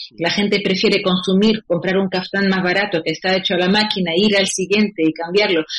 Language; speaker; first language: Spanish; non-native, fluent; Arabic